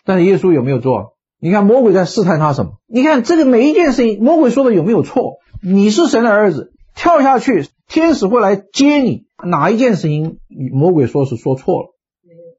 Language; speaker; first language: Chinese; native; Chinese